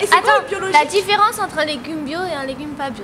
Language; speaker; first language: French; native; French